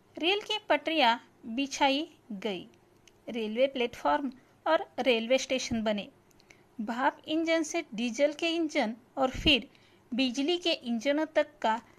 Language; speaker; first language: Hindi; non-native, local second language; Marathi